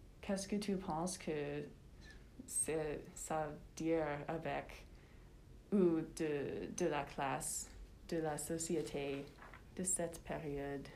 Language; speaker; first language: French; non-native, learner; English